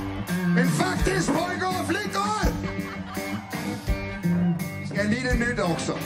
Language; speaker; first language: Swedish; non-native, learner; Danish